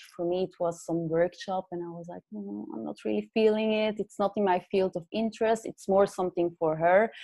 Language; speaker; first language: English; non-native, fluent; Dutch